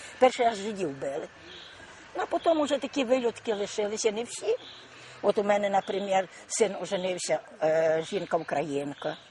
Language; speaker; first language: Ukrainian; native; Ukrainian